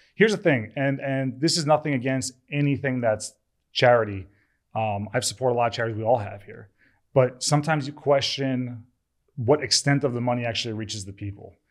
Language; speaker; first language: English; early bilingual, other home language; Greek